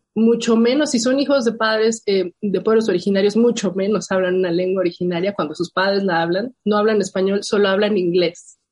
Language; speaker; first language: Spanish; native; Spanish